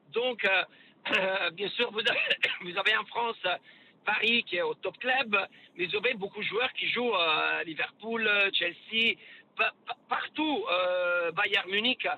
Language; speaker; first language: French; non-native, fluent; Italian